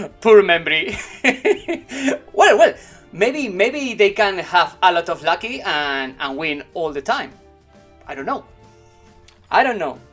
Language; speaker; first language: English; non-native, learner; Spanish